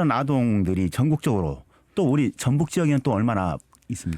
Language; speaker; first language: Korean; native; Korean